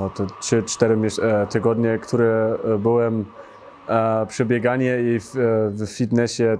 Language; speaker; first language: Polish; early bilingual, heritage; Polish